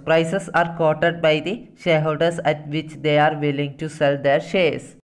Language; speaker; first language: English; non-native, local second language; Malayalam